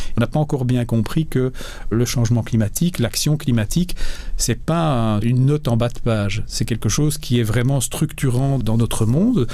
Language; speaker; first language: French; native; French